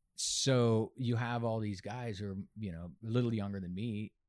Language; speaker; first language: English; native; English